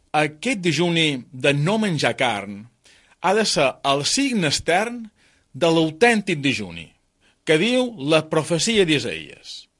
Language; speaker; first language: Catalan; native; Catalan